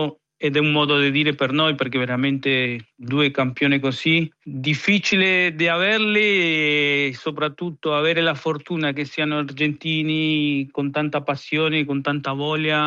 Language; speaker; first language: Italian; non-native, fluent; Spanish